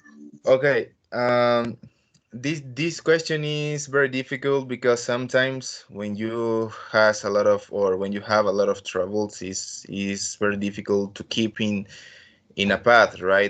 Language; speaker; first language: English; non-native, learner; Spanish